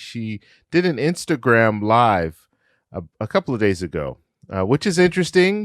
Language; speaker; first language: English; native; English